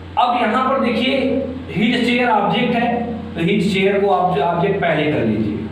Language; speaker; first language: Hindi; native; Hindi